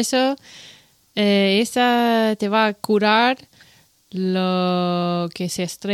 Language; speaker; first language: Spanish; non-native, learner; English